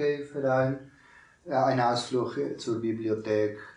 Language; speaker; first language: German; non-native, learner; Spanish